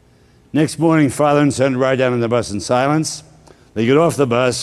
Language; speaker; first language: English; native; English